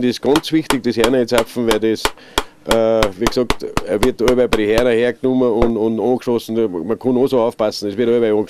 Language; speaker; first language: German; native; German